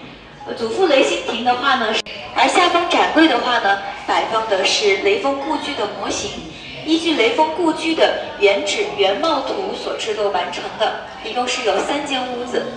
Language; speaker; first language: Chinese; native; Chinese